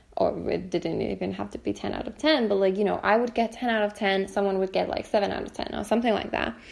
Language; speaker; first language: English; non-native, fluent; Finnish